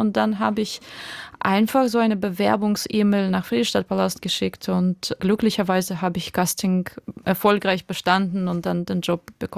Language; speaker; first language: German; non-native, fluent; Russian